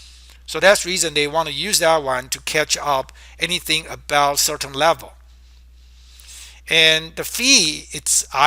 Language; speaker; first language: English; non-native, fluent; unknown